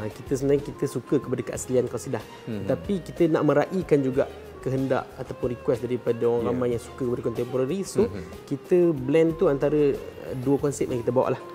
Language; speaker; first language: Malay; native; Malay